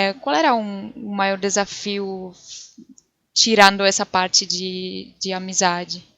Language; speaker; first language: Portuguese; non-native, fluent; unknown